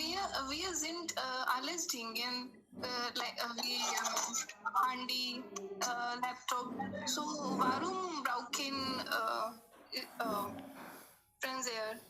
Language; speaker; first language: German; non-native, learner; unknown